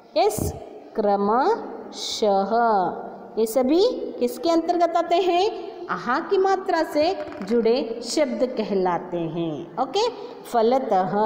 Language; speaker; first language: Hindi; non-native, local second language; Kannada